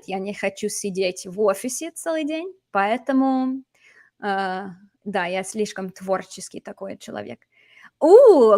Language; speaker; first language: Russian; non-native, fluent; English